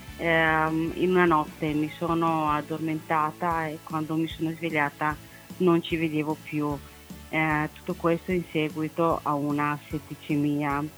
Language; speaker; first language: Italian; non-native, fluent; Romanian